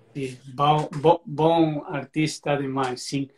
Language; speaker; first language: Portuguese; non-native, learner; Spanish